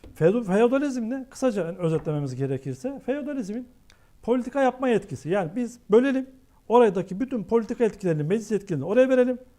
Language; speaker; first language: Turkish; native; Turkish